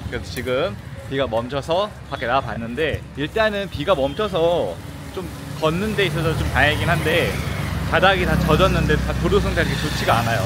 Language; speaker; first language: Korean; native; Korean